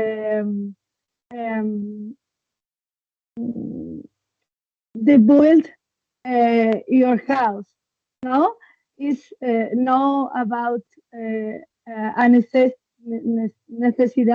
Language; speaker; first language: English; non-native, learner; Spanish